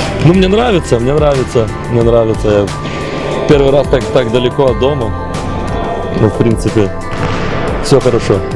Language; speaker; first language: Russian; non-native, local second language; Lithuanian